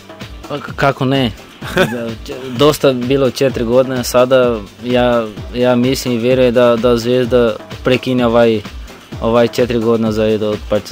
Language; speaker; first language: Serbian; non-native, learner; Portuguese